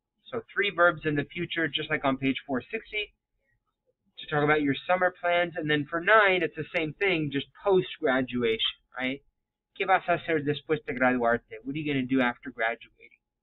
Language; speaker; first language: English; native; English